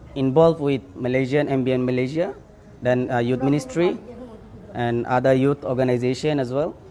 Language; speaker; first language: English; non-native, local second language; Malay